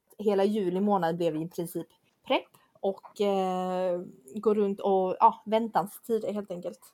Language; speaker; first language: Swedish; native; Swedish